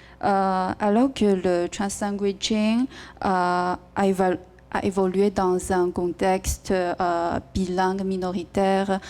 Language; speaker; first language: French; non-native, fluent; Chinese